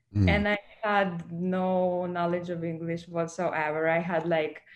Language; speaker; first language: English; non-native, fluent; Russian